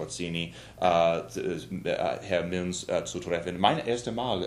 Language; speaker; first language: German; non-native, learner; English